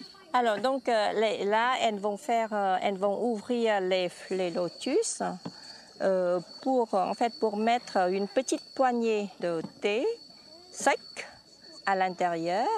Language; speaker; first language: French; non-native, fluent; Vietnamese